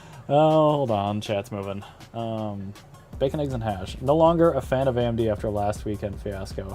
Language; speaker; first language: English; native; English